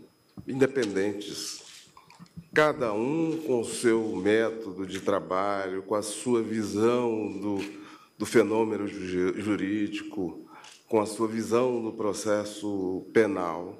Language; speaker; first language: Portuguese; native; Portuguese